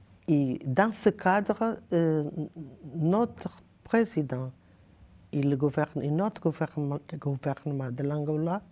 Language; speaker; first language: French; non-native, learner; Portuguese